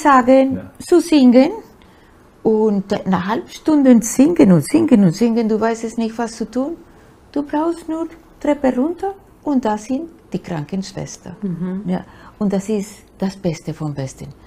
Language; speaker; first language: German; non-native, fluent; Spanish